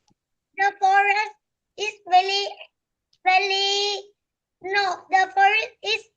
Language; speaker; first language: English; non-native, learner; Vietnamese